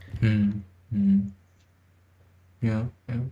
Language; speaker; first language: German; non-native, learner; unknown